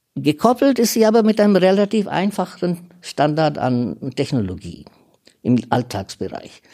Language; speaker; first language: German; non-native, fluent; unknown